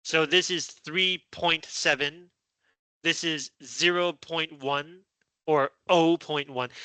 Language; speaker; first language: English; non-native, fluent; Chinese